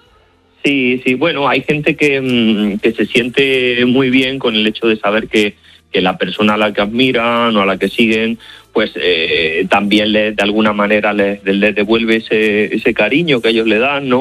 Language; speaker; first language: Spanish; native; Spanish